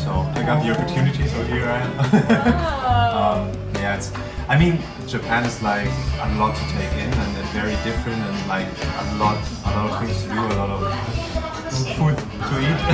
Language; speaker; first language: English; non-native, fluent; German